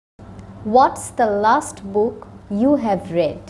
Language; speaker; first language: English; non-native, local second language; Bangla